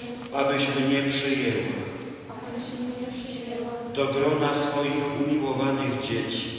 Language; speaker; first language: Polish; native; Polish